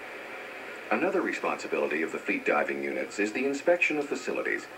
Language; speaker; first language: English; native; English